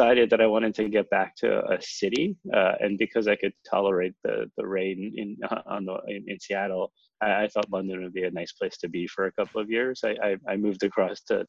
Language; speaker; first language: English; native; English